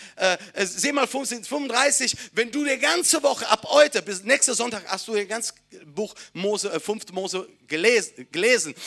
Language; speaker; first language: German; non-native, fluent; Italian